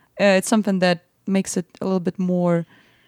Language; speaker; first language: English; non-native, fluent; Russian